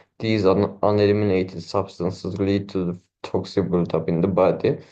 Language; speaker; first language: English; non-native, fluent; Turkish